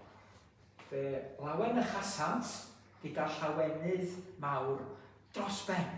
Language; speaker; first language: Welsh; native; Welsh